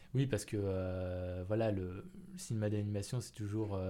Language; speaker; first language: French; native; French